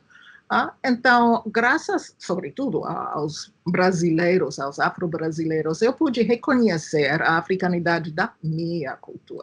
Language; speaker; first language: Portuguese; non-native, fluent; English